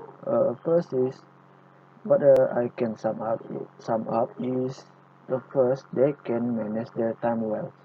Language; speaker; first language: English; non-native, local second language; Malay